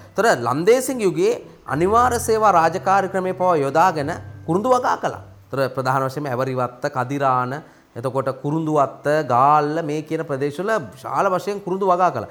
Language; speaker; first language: Sinhala; native; Sinhala